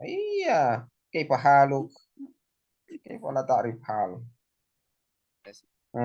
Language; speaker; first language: Arabic; non-native, fluent; Indonesian